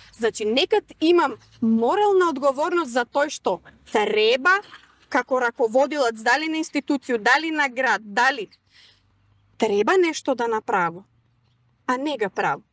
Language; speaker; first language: Macedonian; non-native, local second language; Serbian